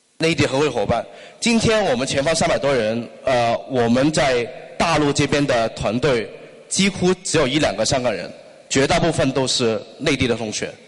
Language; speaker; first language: Chinese; non-native, local second language; Cantonese